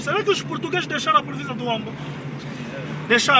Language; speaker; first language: Portuguese; non-native, learner; Lingala